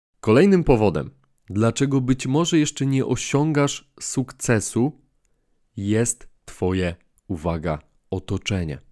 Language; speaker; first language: Polish; native; Polish